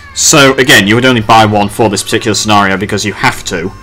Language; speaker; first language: English; native; English